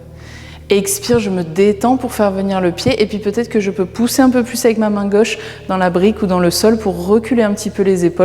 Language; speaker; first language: French; native; French